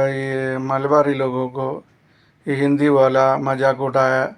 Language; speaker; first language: Hindi; non-native, local second language; Malayalam